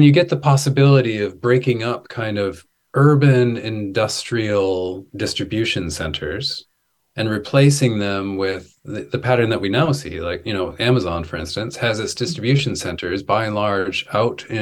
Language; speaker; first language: English; native; English